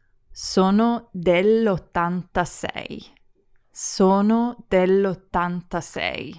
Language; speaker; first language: Italian; non-native, learner; English